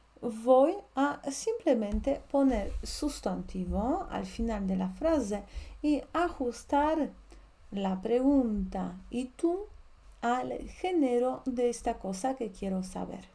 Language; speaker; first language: Spanish; non-native, fluent; Polish